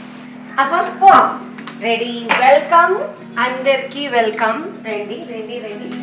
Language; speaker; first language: Telugu; non-native, learner; Malayalam